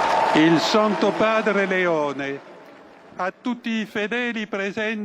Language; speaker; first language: Italian; non-native, fluent; English